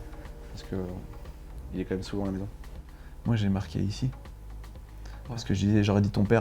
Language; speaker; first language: French; native; French